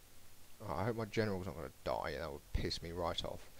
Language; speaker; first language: English; native; English